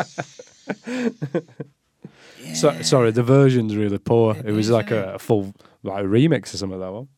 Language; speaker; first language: English; native; English